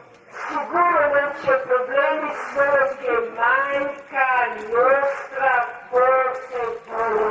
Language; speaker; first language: Italian; non-native, learner; Croatian